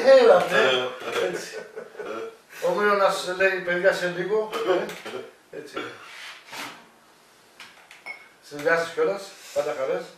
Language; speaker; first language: Greek; native; Greek